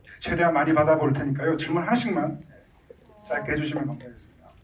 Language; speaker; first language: Korean; native; Korean